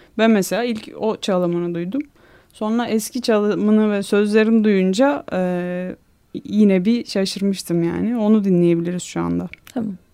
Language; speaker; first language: Turkish; non-native, local second language; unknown